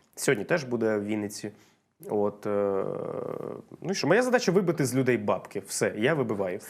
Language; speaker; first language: Ukrainian; non-native, local second language; Russian